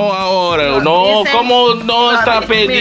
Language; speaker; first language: Spanish; non-native, learner; English